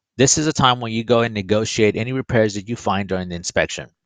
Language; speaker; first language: English; native; English